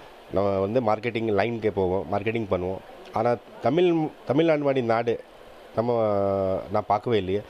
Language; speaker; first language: Tamil; non-native, fluent; Hindi